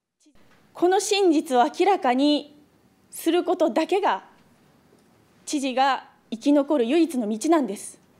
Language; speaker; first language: Japanese; native; Japanese